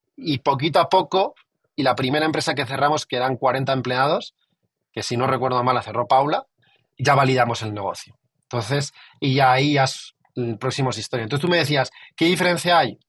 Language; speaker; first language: Spanish; native; Spanish